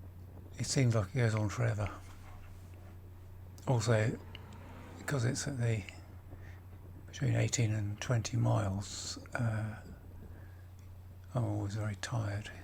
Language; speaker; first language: English; native; English